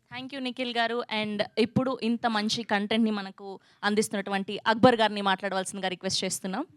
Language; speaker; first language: Telugu; native; Telugu